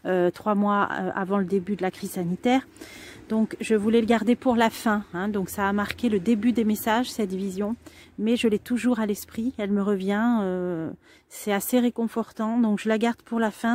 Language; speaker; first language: French; native; French